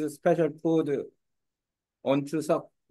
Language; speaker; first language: English; non-native, learner; Korean